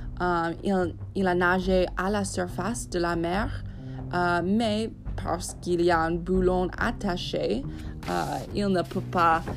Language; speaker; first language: French; non-native, fluent; English